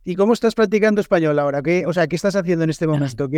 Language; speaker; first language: Spanish; native; Spanish